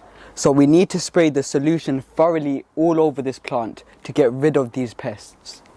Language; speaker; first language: English; early bilingual, other home language; Bangla